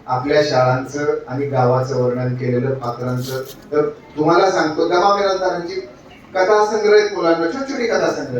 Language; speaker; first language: Marathi; native; Marathi